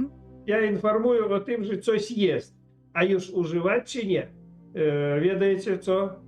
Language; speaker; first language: Polish; non-native, learner; Russian